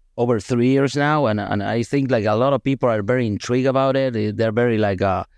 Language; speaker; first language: English; non-native, fluent; Spanish